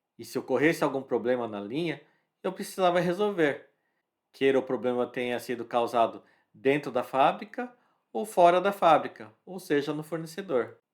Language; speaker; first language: Portuguese; early bilingual, other home language; Japanese